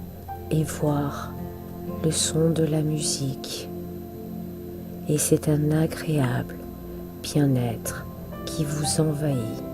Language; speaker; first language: French; native; French